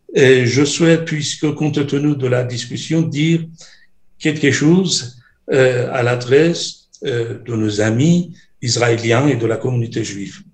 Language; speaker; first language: French; non-native, fluent; Persian